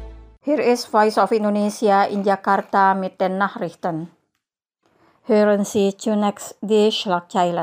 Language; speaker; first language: German; non-native, fluent; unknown